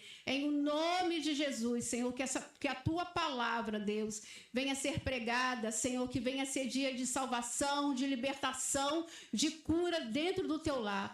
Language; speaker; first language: Portuguese; native; Portuguese